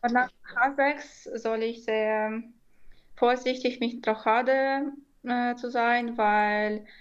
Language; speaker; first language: German; non-native, fluent; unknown